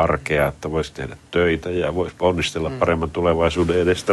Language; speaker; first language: Finnish; native; Finnish